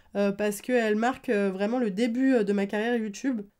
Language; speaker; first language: French; native; French